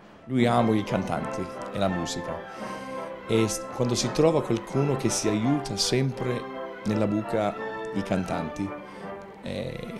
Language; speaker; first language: Italian; non-native, fluent; English